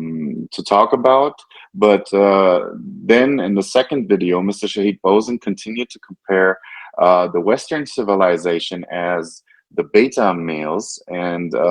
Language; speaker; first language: English; non-native, fluent; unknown